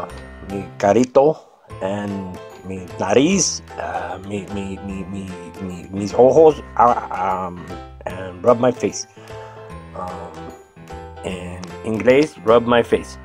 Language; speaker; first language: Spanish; non-native, learner; English